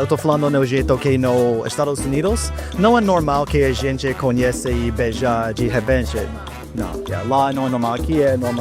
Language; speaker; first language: Portuguese; non-native, learner; English